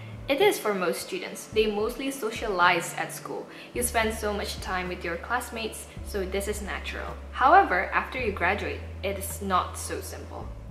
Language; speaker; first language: English; non-native, fluent; Indonesian